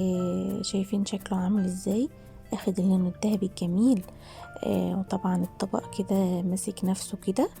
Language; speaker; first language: Arabic; native; Arabic